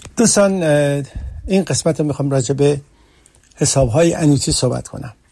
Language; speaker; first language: Persian; early bilingual, heritage; Persian